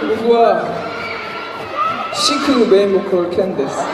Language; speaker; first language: Japanese; non-native, learner; Korean